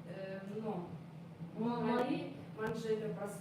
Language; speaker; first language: French; non-native, learner; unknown